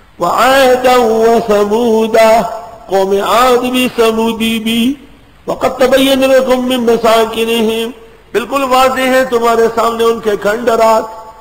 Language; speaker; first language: Urdu; non-native, local second language; Pashto